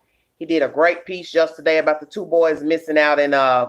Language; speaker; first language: English; native; English